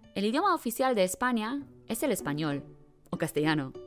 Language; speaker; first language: Spanish; non-native, fluent; Polish